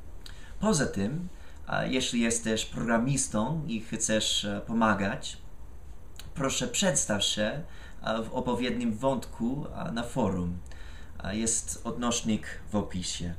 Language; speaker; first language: Polish; non-native, fluent; English